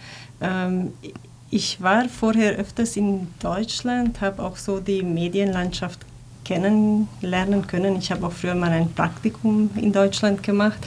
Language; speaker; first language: German; non-native, fluent; Hungarian